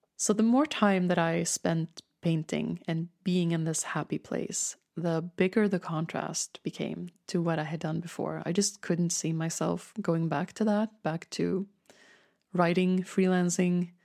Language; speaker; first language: English; non-native, fluent; Swedish